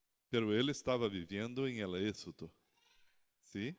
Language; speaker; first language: Spanish; non-native, learner; Portuguese